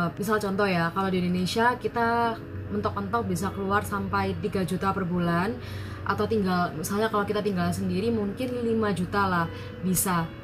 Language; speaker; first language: Indonesian; native; Indonesian